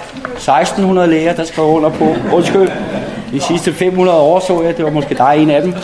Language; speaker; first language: Danish; native; Danish